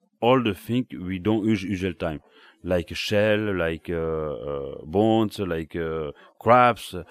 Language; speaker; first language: English; non-native, learner; French